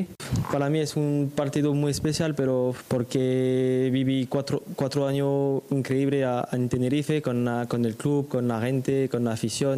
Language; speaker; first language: Spanish; non-native, fluent; French